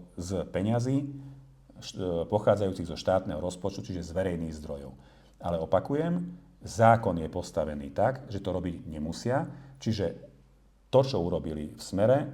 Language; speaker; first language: Slovak; non-native, local second language; Hungarian